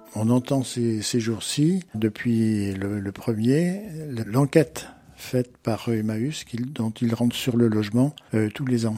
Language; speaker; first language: French; native; French